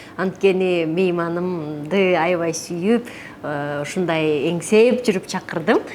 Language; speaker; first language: Kyrgyz; native; Kyrgyz